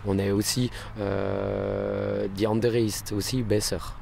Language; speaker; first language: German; non-native, learner; French